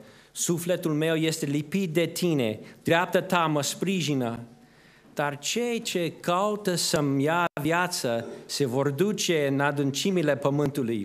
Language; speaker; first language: Romanian; non-native, fluent; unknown